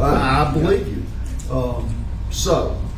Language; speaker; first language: English; native; English